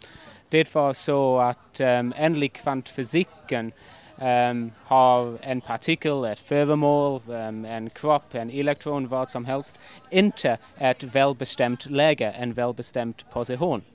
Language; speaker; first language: Swedish; non-native, fluent; English